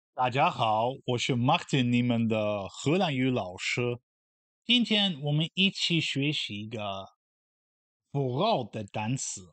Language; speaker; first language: Chinese; non-native, fluent; Dutch